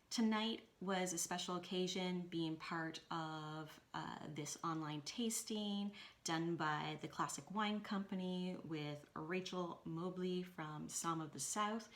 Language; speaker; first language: English; native; English